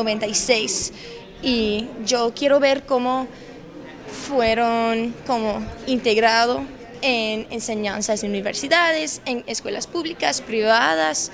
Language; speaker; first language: Spanish; non-native, learner; English